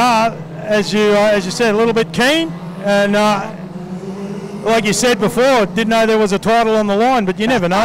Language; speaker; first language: English; native; English